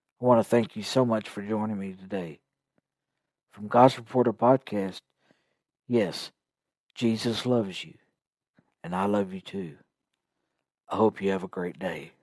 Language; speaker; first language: English; native; English